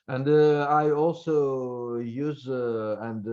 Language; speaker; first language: English; non-native, fluent; Russian